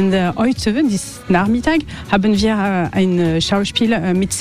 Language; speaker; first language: German; non-native, learner; French